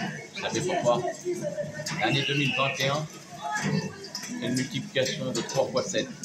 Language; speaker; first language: French; native; French